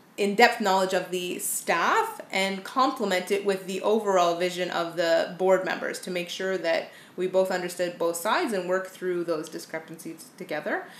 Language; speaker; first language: English; native; English